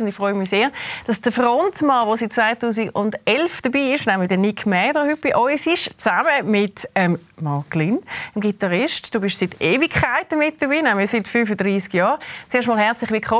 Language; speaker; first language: German; native; German